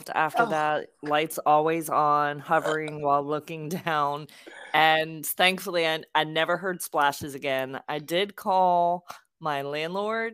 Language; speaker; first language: English; native; English